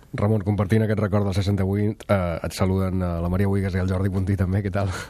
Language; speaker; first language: Catalan; native; Catalan